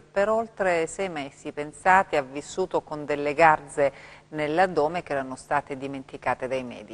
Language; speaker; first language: Italian; native; Italian